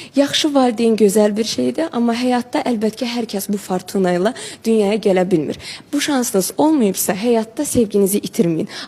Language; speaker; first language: Azerbaijani; non-native, local second language; Russian